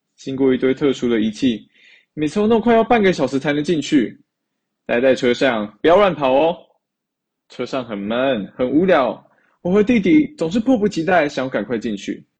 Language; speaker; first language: Chinese; native; Chinese